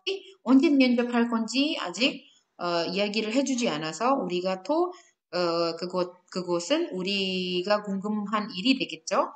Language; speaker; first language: Korean; non-native, fluent; Indonesian